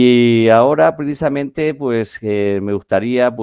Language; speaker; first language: Spanish; native; Spanish